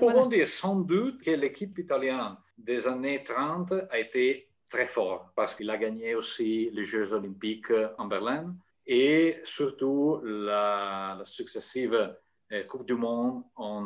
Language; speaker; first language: French; non-native, fluent; Italian